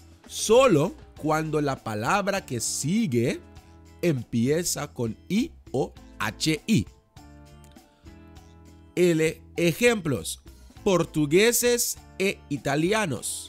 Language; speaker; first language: Spanish; non-native, fluent; Dutch